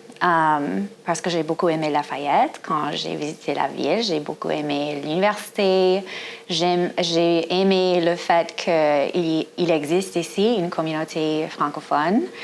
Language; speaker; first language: French; non-native, fluent; English